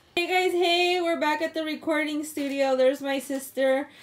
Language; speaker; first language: English; early bilingual, other home language; Spanish